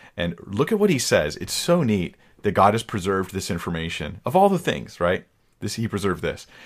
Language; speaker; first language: English; native; English